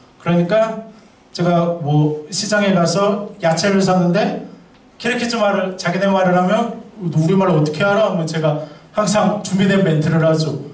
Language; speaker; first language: Korean; native; Korean